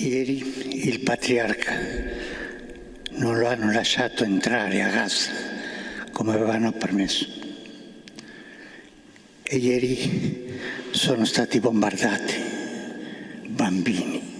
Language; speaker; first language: Italian; early bilingual, heritage; Spanish